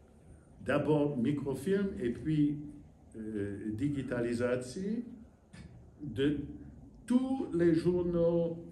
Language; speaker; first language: French; non-native, fluent; English